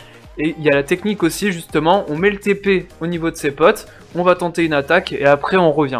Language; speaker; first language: French; native; French